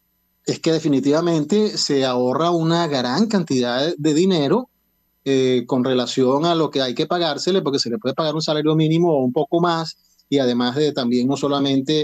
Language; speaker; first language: Spanish; native; Spanish